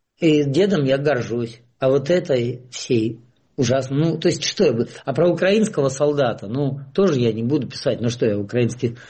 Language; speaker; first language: Russian; native; Russian